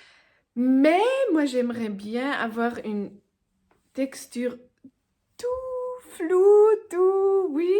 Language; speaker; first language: French; non-native, local second language; Swiss German